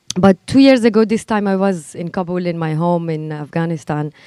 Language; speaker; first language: English; non-native, fluent; Persian